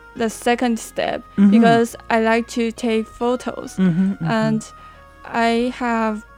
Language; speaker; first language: English; non-native, learner; Chinese